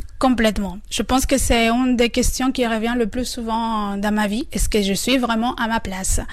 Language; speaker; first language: French; non-native, fluent; Spanish